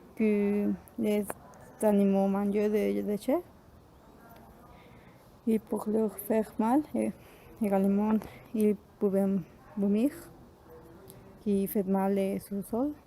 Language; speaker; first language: French; non-native, learner; Spanish